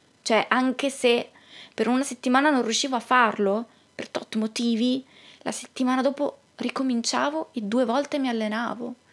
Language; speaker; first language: Italian; native; Italian